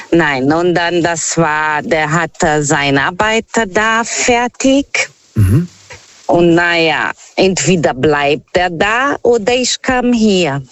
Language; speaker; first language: German; non-native, learner; Portuguese